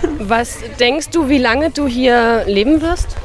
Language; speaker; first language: German; native; German